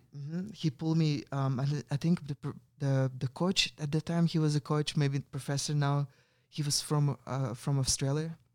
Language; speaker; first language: English; non-native, fluent; Russian